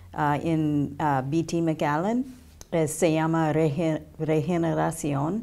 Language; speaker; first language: Spanish; non-native, learner; English